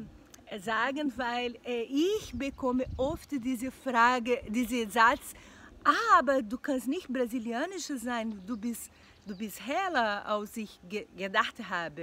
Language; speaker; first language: German; non-native, learner; Portuguese